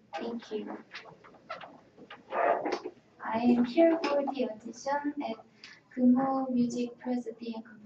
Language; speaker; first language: English; non-native, learner; Korean